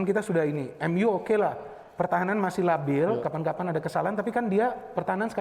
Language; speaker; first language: Indonesian; native; Indonesian